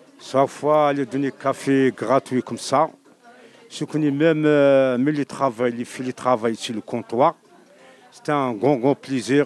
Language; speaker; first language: French; non-native, learner; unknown